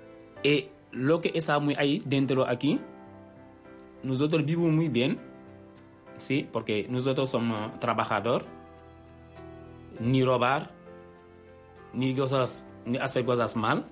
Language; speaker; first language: Spanish; non-native, learner; Wolof